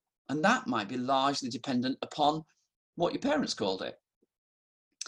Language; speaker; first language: English; native; English